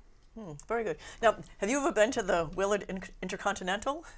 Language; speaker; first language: English; native; English